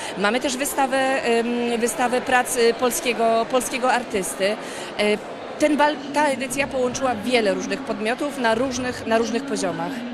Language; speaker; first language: Polish; native; Polish